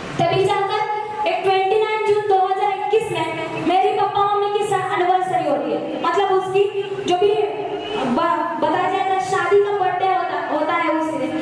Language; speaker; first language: Hindi; non-native, local second language; Marathi